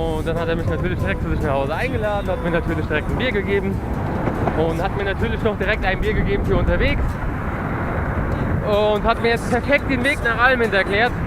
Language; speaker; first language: German; native; German